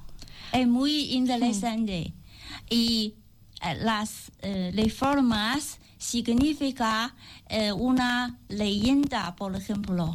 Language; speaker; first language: Spanish; non-native, learner; Chinese